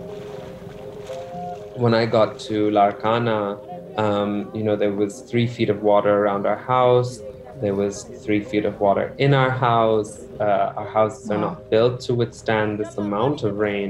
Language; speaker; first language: English; non-native, local second language; Urdu